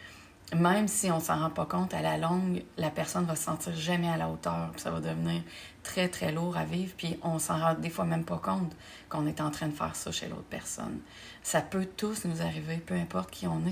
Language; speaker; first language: French; native; French